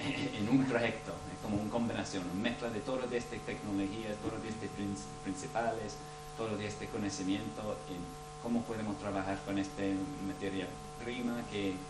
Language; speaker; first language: Spanish; non-native, fluent; English